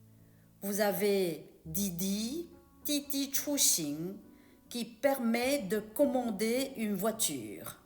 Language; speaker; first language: French; non-native, fluent; Chinese